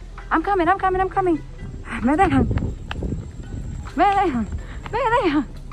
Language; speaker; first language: English; early bilingual, other home language; Spanish